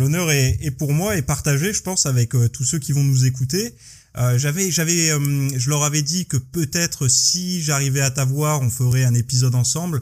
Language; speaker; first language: French; native; French